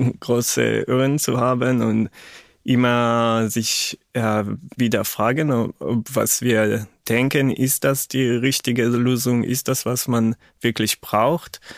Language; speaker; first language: German; non-native, fluent; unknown